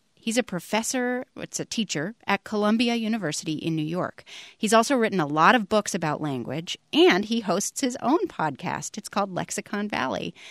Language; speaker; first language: English; native; English